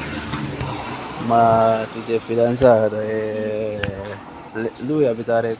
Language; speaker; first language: Italian; non-native, learner; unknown